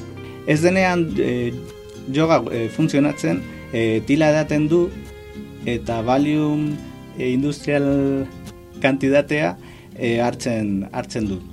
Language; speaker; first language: Basque; non-native, learner; Spanish